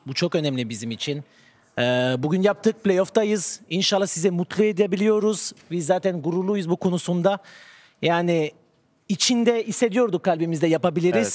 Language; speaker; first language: Turkish; non-native, fluent; French